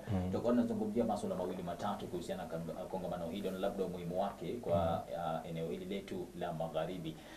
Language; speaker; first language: Swahili; native; Swahili